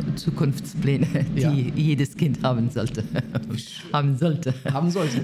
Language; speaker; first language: German; non-native, fluent; Persian